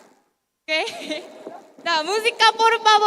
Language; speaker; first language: Spanish; non-native, learner; Korean